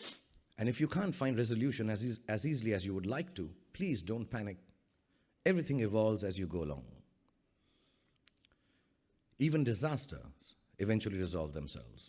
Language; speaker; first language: English; non-native, local second language; Hindi